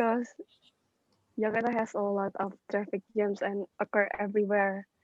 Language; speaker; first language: English; non-native, local second language; Indonesian